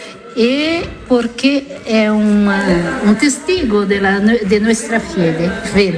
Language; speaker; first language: Spanish; non-native, learner; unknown